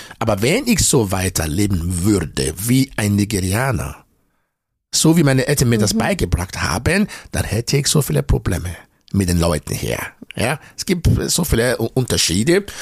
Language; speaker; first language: German; non-native, fluent; Bini